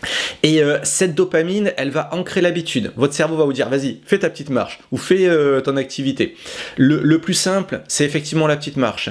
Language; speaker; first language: French; native; French